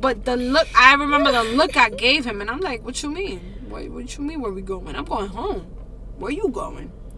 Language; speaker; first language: English; early bilingual, other home language; Spanish